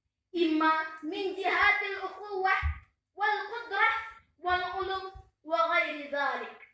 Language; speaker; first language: Arabic; non-native, learner; Indonesian